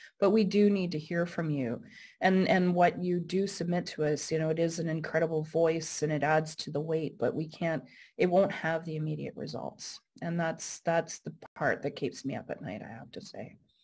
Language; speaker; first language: English; native; English